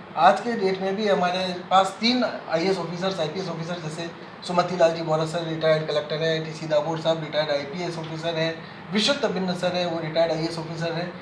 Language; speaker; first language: Hindi; native; Hindi